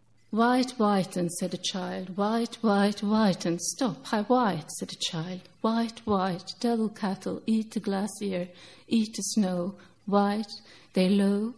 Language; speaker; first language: English; non-native, fluent; Norwegian